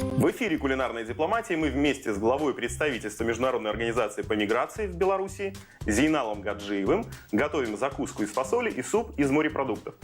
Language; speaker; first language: Russian; native; Russian